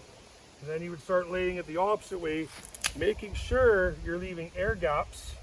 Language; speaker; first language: English; native; English